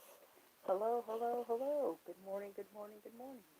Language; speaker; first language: English; native; English